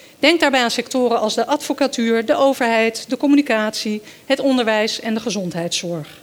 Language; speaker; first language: Dutch; early bilingual, other home language; Danish